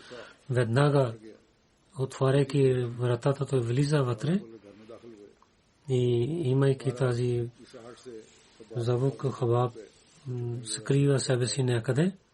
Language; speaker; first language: Bulgarian; non-native, learner; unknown